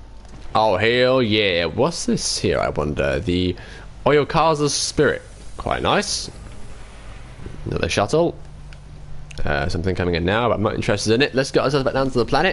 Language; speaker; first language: English; native; English